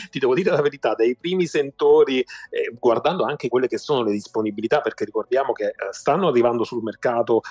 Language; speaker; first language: Italian; native; Italian